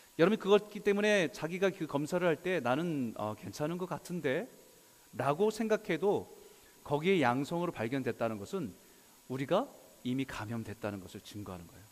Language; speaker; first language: Korean; native; Korean